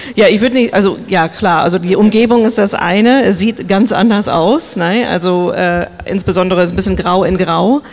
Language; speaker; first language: German; non-native, fluent; English